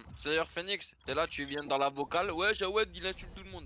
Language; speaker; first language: French; native; French